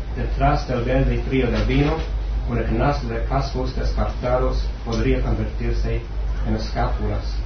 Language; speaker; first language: Spanish; non-native, fluent; English